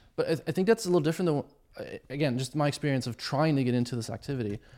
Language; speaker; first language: English; early bilingual, other home language; German